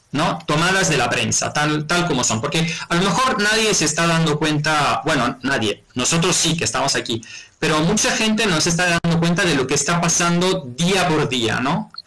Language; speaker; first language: Spanish; non-native, fluent; Italian